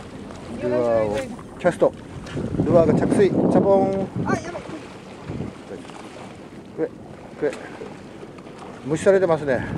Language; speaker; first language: Japanese; native; Japanese